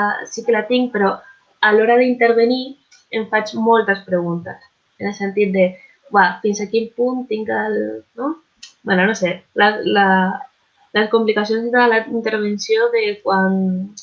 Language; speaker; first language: Catalan; non-native, local second language; Spanish